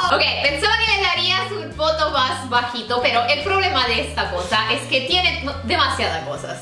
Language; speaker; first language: Spanish; non-native, fluent; Italian